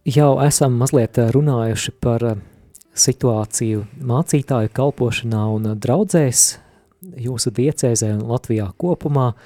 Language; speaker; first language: Latvian; native; Latvian